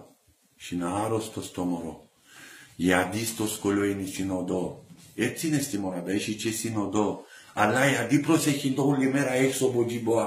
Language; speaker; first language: Greek; non-native, learner; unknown